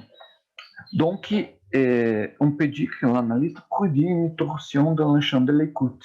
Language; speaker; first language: French; non-native, fluent; Portuguese